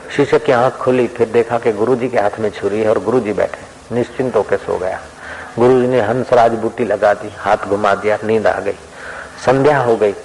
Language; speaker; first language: Hindi; non-native, local second language; Sindhi